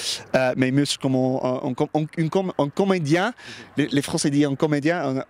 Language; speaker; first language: French; non-native, learner; English